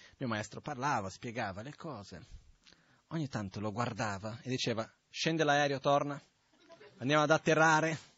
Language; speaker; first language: Italian; non-native, fluent; Portuguese